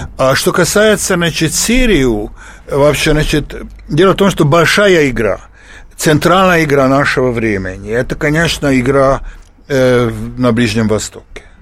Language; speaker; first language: Russian; non-native, fluent; Hungarian